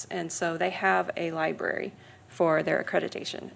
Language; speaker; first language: English; native; English